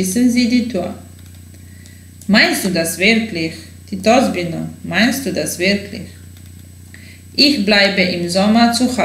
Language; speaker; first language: German; non-native, fluent; Serbian